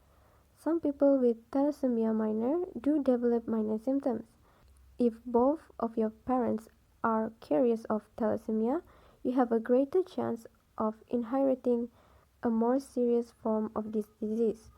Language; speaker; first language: English; non-native, local second language; Malay